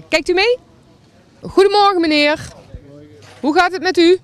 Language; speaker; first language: Dutch; native; Dutch